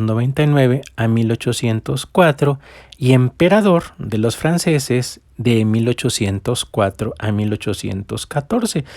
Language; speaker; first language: Spanish; native; Spanish